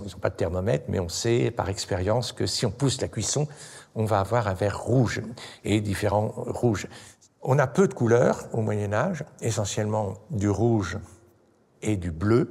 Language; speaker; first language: French; native; French